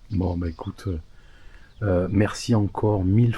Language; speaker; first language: French; native; French